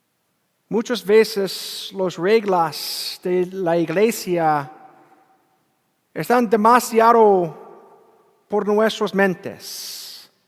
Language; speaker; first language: Spanish; non-native, learner; English